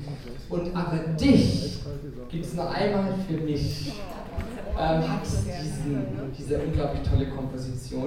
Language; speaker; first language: German; native; German